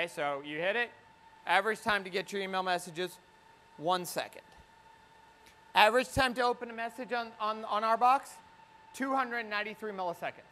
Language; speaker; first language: English; native; English